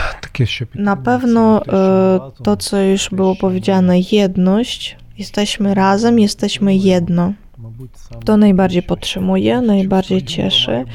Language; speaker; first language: Polish; non-native, fluent; Ukrainian